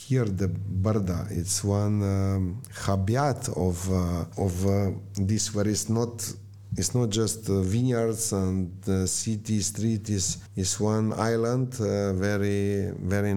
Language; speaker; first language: English; non-native, learner; Slovenian